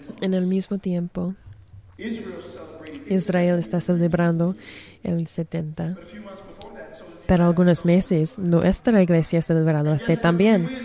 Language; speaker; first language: Spanish; non-native, learner; English